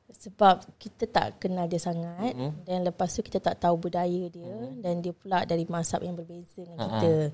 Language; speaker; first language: Malay; native; Malay